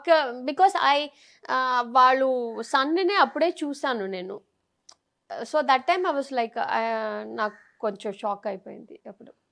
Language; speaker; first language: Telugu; non-native, fluent; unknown